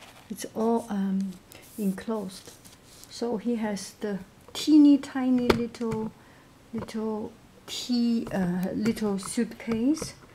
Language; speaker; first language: English; non-native, fluent; Chinese